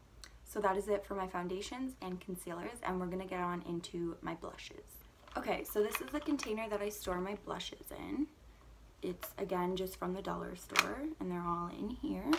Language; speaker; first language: English; native; English